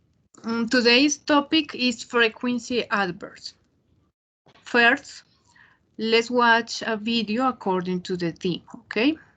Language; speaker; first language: English; non-native, fluent; Spanish